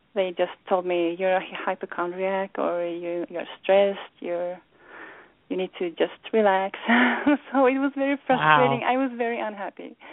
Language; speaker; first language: English; non-native, fluent; Swedish